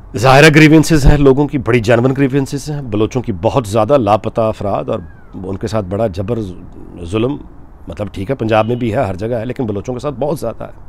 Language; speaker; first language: Urdu; native; Urdu